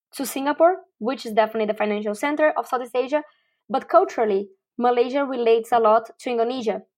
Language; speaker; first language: English; non-native, fluent; Portuguese